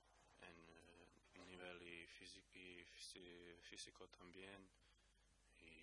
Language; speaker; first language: Spanish; non-native, learner; Croatian